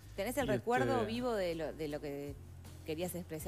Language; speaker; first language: Spanish; native; Spanish